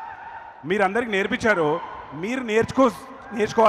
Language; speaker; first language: Telugu; native; Telugu